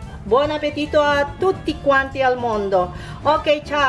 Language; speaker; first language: Italian; non-native, local second language; Filipino